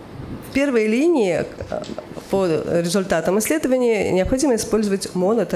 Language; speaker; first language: Russian; native; Russian